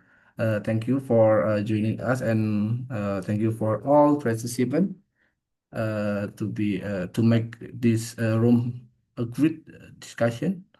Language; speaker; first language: English; non-native, fluent; Indonesian